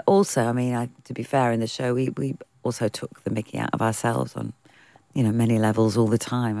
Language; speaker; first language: English; native; English